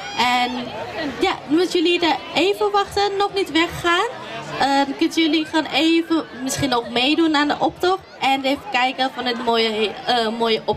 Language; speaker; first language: Dutch; non-native, fluent; Thai